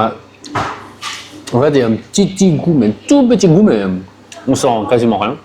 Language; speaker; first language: French; native; French